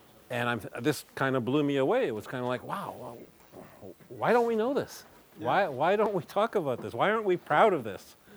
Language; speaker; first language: English; non-native, local second language; French